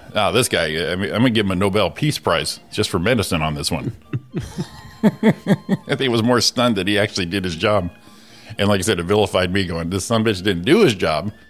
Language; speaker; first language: English; native; English